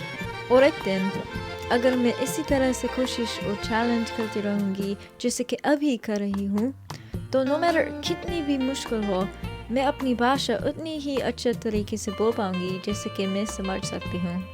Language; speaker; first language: Hindi; early bilingual, heritage; English